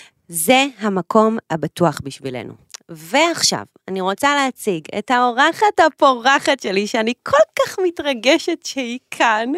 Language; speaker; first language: Hebrew; native; Hebrew